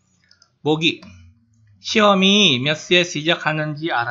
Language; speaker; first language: Korean; non-native, fluent; Indonesian